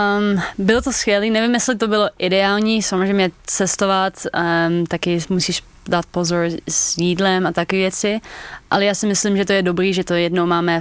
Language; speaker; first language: Czech; early bilingual, heritage; Dutch